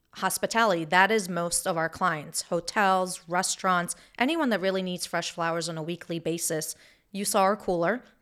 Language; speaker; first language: English; early bilingual, other home language; Hebrew